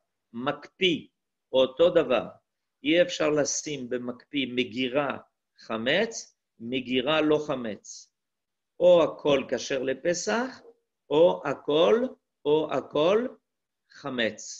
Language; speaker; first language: Hebrew; non-native, fluent; French